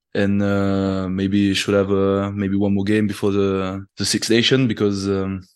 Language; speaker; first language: English; non-native, fluent; French